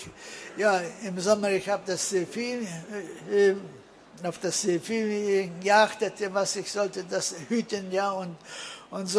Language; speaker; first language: German; early bilingual, heritage; German